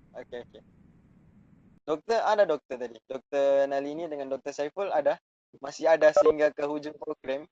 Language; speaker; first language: Malay; native; Malay